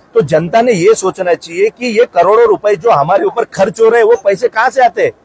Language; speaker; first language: Hindi; non-native, local second language; Marathi